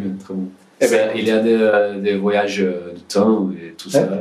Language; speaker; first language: French; non-native, learner; Portuguese